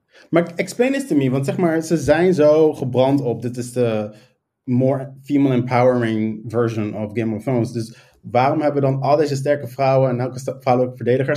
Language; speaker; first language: Dutch; native; Dutch